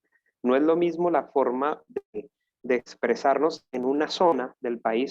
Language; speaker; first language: Spanish; native; Spanish